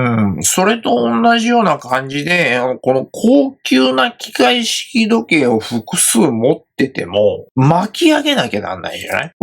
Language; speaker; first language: Japanese; native; Japanese